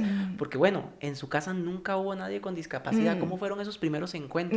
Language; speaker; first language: Spanish; native; Spanish